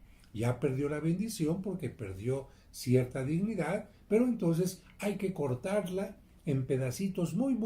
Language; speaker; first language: Spanish; native; Spanish